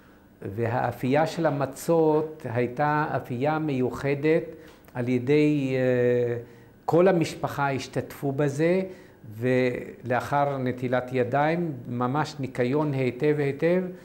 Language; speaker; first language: Hebrew; non-native, fluent; Arabic